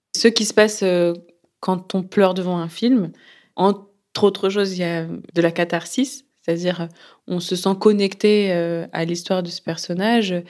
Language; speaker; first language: French; native; French